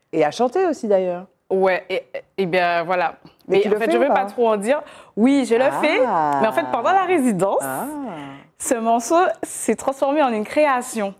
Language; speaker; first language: French; native; French